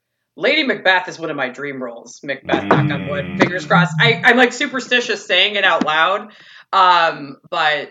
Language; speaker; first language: English; native; English